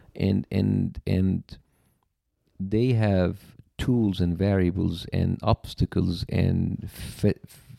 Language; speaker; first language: English; non-native, fluent; Arabic